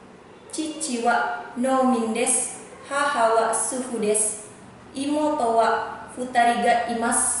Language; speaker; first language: Japanese; non-native, learner; Indonesian